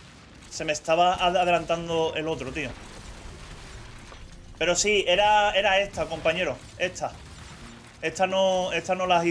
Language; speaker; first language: Spanish; native; Spanish